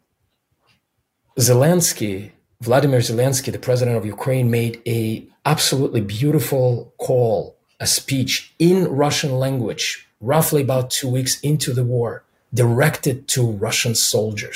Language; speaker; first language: English; non-native, fluent; Russian